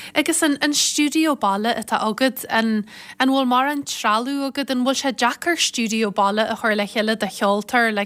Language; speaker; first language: Irish; native; Irish